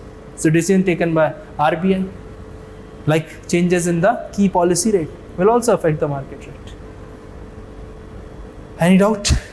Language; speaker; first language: English; non-native, local second language; Hindi